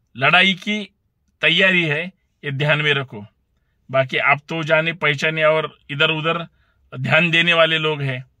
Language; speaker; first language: Hindi; non-native, local second language; Marathi